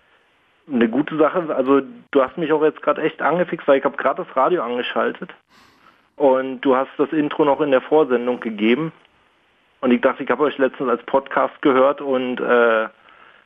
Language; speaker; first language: German; native; German